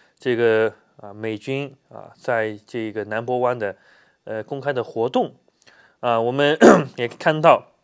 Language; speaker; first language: Chinese; native; Chinese